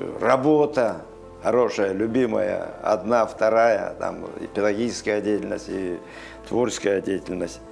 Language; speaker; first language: Russian; non-native, local second language; Karachay-Balkar